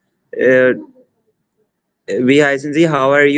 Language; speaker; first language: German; non-native, learner; Urdu